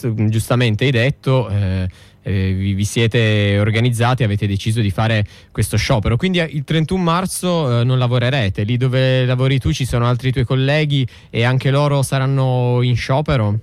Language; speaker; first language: Italian; native; Italian